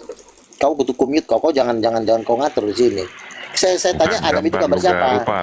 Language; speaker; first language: Malay; native; Malay